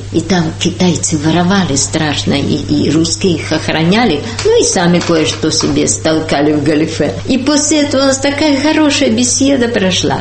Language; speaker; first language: Russian; early bilingual, heritage; Russian